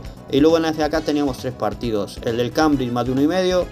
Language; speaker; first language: Spanish; native; Spanish